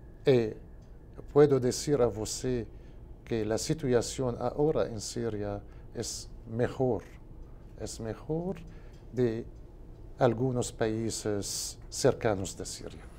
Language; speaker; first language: Portuguese; non-native, learner; Spanish